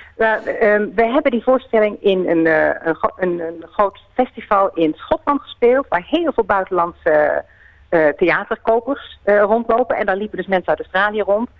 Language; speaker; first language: Dutch; native; Dutch